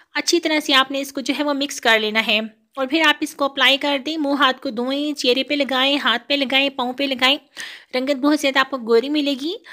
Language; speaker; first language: Urdu; native; Urdu